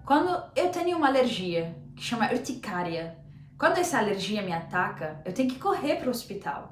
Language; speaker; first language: Portuguese; non-native, fluent; Arabic